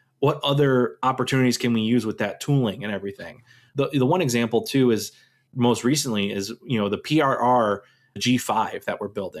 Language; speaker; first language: English; native; English